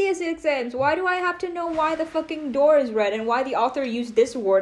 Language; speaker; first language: English; non-native, fluent; Vietnamese